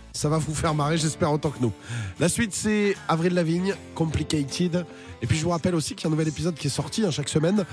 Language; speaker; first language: French; native; French